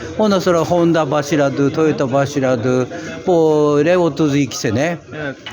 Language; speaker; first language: Turkish; non-native, learner; Japanese